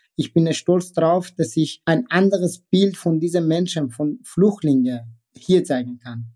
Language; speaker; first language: German; non-native, fluent; Persian